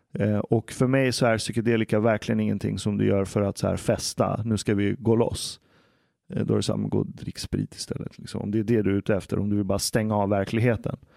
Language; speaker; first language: Swedish; early bilingual, other home language; Persian